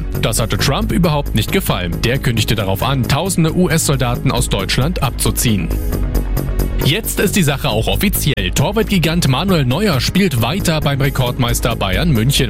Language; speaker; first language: German; native; German